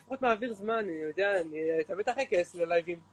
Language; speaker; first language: Hebrew; native; Hebrew